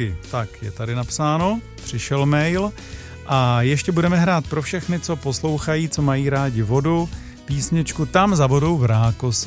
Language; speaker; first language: Czech; native; Czech